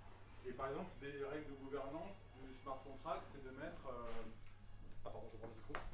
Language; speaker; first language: French; native; French